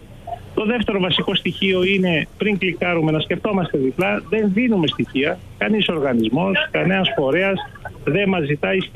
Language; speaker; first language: Greek; native; Greek